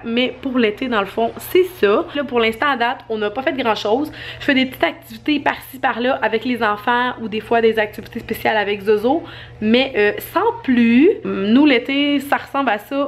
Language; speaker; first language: French; native; French